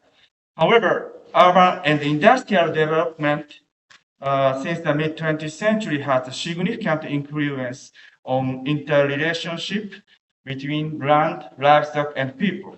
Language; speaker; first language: English; non-native, fluent; Japanese